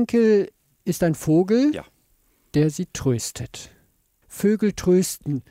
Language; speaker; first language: German; native; German